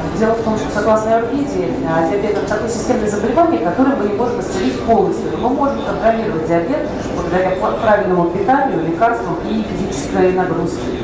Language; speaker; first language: Russian; native; Russian